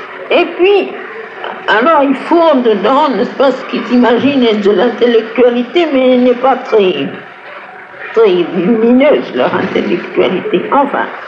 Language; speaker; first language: French; native; French